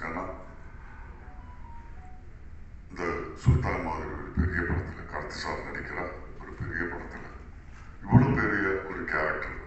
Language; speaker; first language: Tamil; non-native, learner; Malayalam